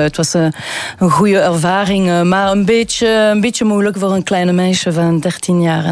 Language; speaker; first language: Dutch; non-native, local second language; French